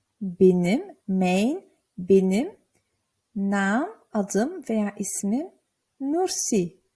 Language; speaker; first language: Turkish; early bilingual, heritage; Turkish